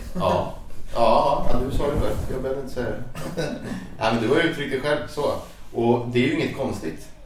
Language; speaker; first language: Swedish; native; Swedish